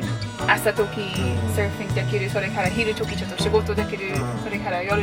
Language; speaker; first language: Japanese; non-native, learner; English